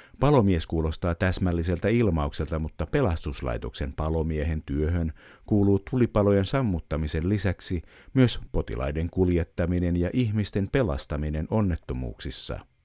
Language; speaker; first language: Finnish; native; Finnish